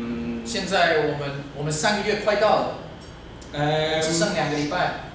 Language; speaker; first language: Chinese; non-native, fluent; English